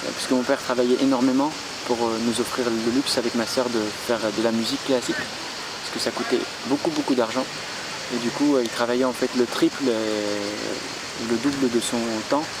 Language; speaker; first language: French; non-native, fluent; Arabic